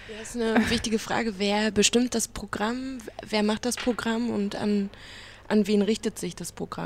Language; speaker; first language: German; native; German